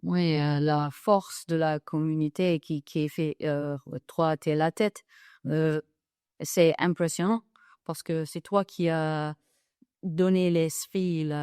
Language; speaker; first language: French; non-native, fluent; English